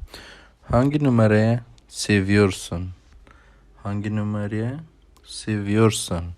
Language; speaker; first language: Turkish; non-native, learner; Urdu